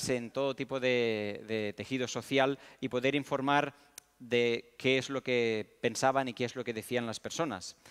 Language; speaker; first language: Spanish; early bilingual, other home language; Romanian